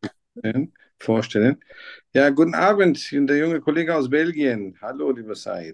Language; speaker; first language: German; non-native, fluent; Turkish